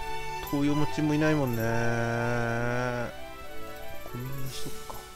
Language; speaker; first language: Japanese; native; Japanese